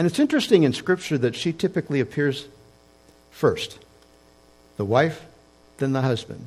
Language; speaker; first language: English; native; English